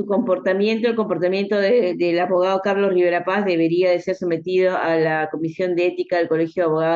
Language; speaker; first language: Spanish; native; Spanish